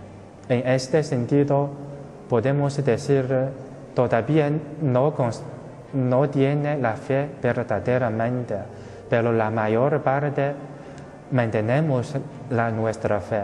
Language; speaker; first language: Spanish; non-native, fluent; Chinese